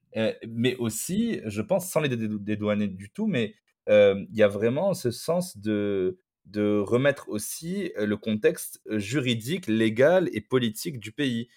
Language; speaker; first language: French; non-native, local second language; Arabic